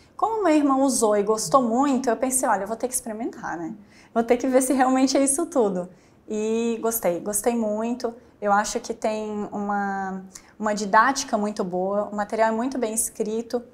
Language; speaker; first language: Portuguese; native; Portuguese